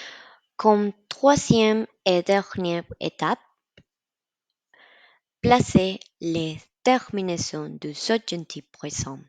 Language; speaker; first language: French; non-native, learner; Spanish